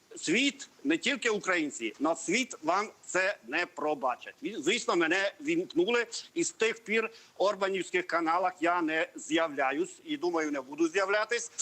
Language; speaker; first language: Ukrainian; non-native, local second language; Hungarian